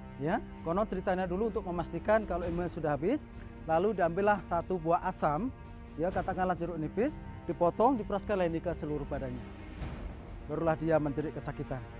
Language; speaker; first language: Indonesian; non-native, local second language; Batak Toba